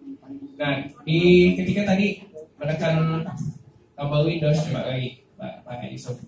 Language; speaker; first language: Indonesian; native; Indonesian